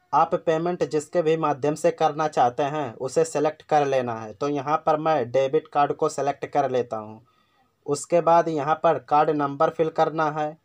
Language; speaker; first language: Hindi; native; Hindi